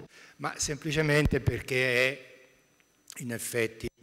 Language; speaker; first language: Italian; native; Italian